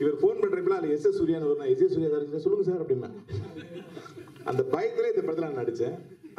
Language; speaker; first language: Tamil; native; Tamil